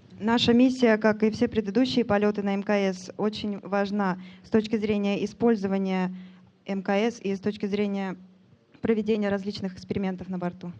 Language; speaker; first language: Russian; non-native, fluent; English